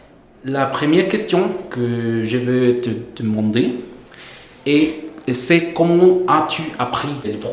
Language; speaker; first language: French; non-native, fluent; Spanish